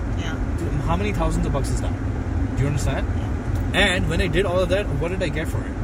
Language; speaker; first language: English; non-native, local second language; Hindi